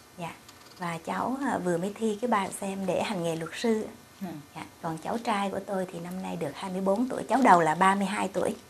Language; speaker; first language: Vietnamese; native; Vietnamese